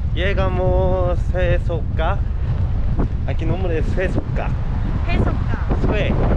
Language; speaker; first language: Spanish; non-native, learner; Korean